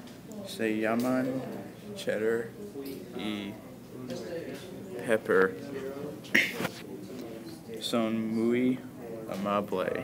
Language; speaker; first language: Spanish; non-native, learner; English